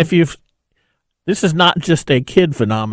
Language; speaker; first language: English; native; English